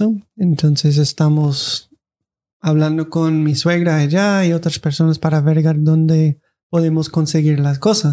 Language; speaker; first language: Spanish; non-native, fluent; English